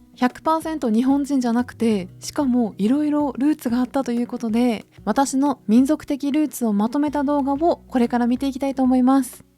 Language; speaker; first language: Japanese; native; Japanese